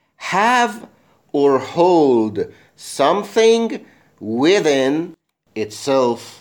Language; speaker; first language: English; non-native, fluent; Persian